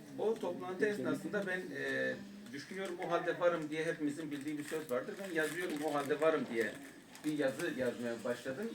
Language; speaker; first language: Turkish; non-native, local second language; Kurdish